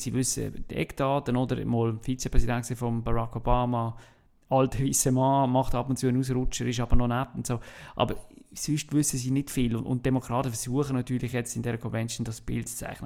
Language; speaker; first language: German; native; German